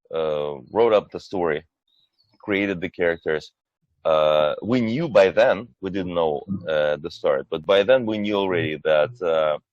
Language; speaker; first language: English; non-native, fluent; Russian